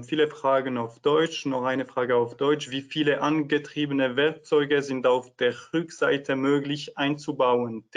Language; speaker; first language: German; non-native, fluent; French